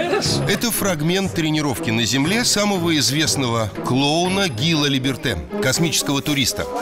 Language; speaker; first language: Russian; native; Russian